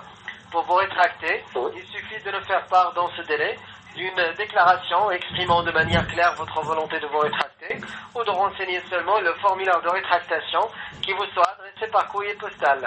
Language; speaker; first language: French; native; French